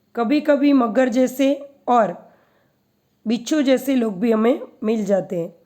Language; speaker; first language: Hindi; non-native, local second language; Gujarati